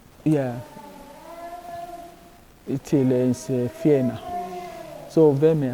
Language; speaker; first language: Swedish; non-native, fluent; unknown